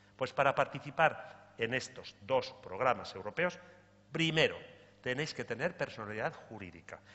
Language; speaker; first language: Spanish; native; Spanish